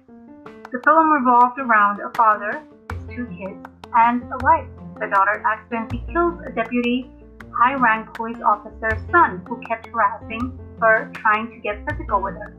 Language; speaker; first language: English; non-native, local second language; Hindi